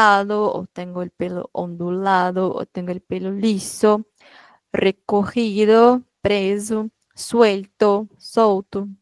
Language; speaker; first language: Spanish; non-native, fluent; Portuguese